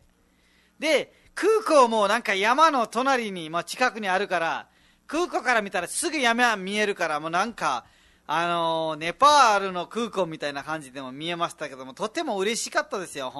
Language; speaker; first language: Japanese; non-native, fluent; Nepali